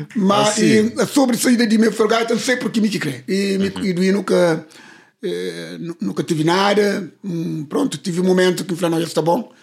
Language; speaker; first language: Portuguese; non-native, local second language; Kabuverdianu